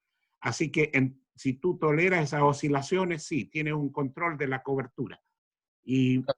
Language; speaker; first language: Spanish; native; Spanish